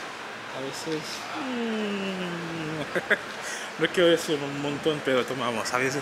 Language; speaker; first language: Spanish; non-native, learner; Haitian Creole